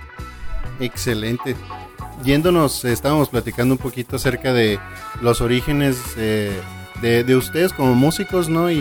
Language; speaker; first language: Spanish; native; Spanish